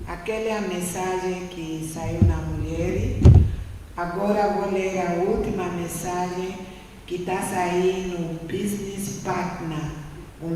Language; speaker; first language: Portuguese; non-native, learner; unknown